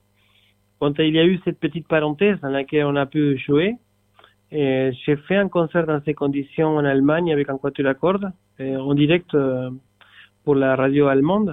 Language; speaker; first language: French; non-native, fluent; Spanish